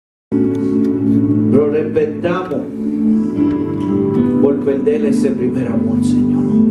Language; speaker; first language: Spanish; early bilingual, heritage; Spanish